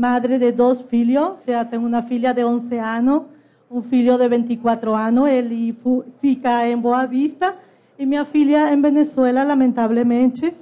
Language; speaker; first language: Portuguese; non-native, learner; Spanish